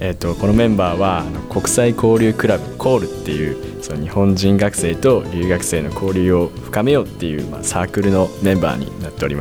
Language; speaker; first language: Japanese; native; Japanese